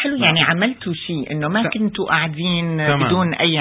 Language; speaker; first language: Arabic; native; Arabic